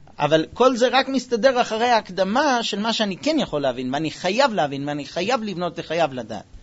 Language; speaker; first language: Hebrew; non-native, fluent; English